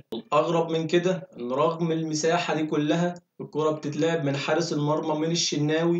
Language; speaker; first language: Arabic; native; Arabic